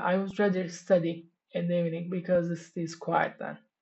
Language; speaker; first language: English; non-native, fluent; Turkish